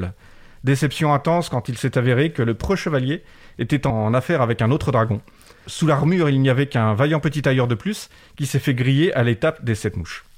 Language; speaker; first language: French; native; French